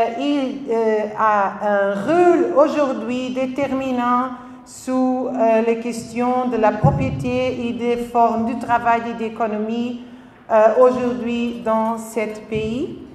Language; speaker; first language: French; non-native, learner; Spanish